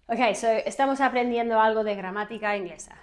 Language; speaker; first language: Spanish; non-native, fluent; English